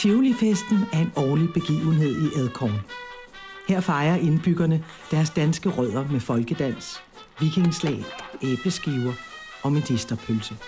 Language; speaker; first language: Danish; native; Danish